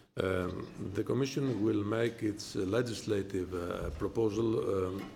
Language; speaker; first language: English; non-native, fluent; Greek